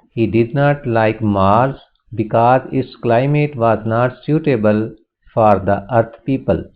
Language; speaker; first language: English; non-native, local second language; Urdu